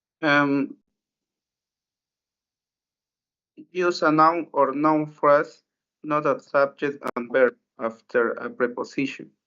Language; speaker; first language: English; non-native, learner; Spanish